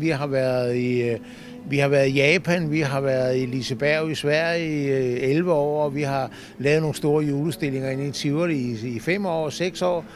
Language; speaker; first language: Danish; native; Danish